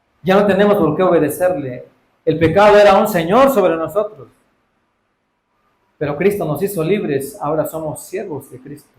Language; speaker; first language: Spanish; native; Spanish